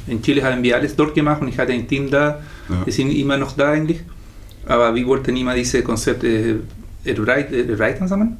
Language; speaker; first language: German; non-native, learner; Spanish